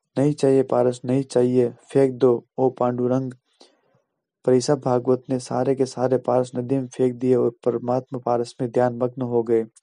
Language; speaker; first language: Hindi; native; Hindi